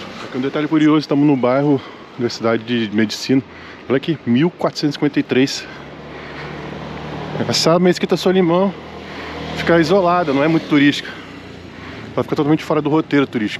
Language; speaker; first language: Portuguese; native; Portuguese